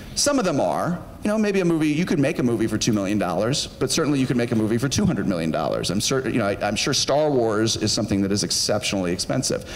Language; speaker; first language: English; native; English